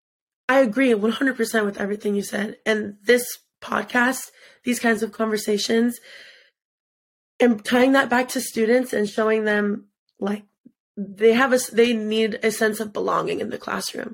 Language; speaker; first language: English; native; English